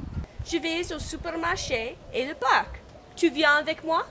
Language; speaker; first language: French; non-native, learner; English